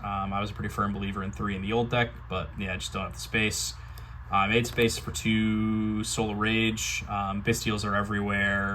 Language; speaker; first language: English; native; English